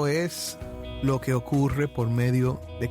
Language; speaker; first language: Spanish; native; Spanish